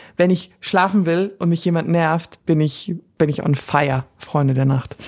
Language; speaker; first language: German; native; German